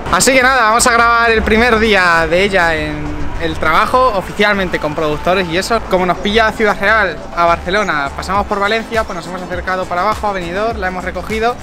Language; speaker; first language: Spanish; native; Spanish